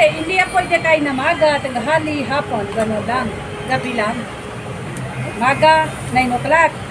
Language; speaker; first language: Filipino; non-native, learner; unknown